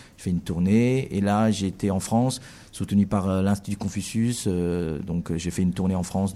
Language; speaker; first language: French; non-native, fluent; Chinese